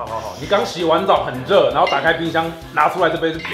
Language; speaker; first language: Chinese; native; Chinese